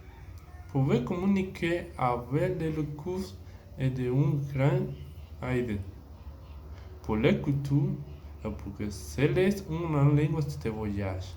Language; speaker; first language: French; non-native, learner; Spanish